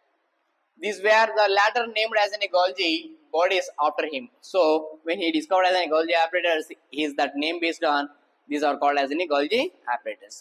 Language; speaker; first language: English; non-native, local second language; Telugu